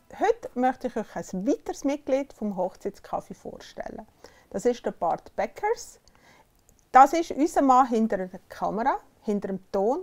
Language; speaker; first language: German; native; German